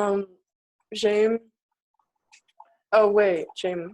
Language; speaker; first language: French; non-native, learner; English